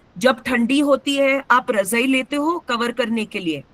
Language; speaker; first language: Hindi; non-native, local second language; Marathi